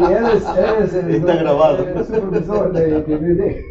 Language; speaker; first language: Spanish; non-native, fluent; English